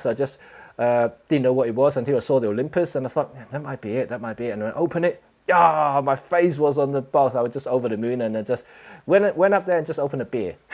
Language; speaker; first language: English; non-native, local second language; Cantonese